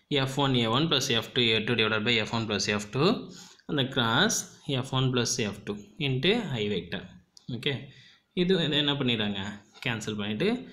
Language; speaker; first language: Tamil; native; Tamil